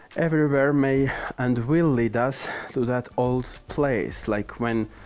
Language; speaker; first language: English; non-native, fluent; Armenian